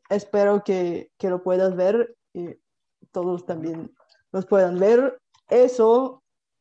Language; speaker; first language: Spanish; non-native, fluent; Bulgarian